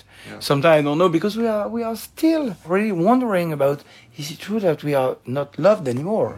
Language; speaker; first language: English; non-native, fluent; French